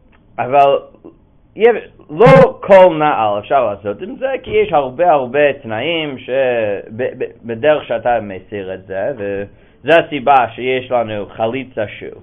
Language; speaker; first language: Hebrew; non-native, fluent; English